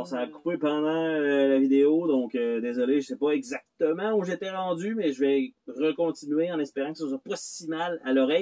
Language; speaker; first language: French; native; French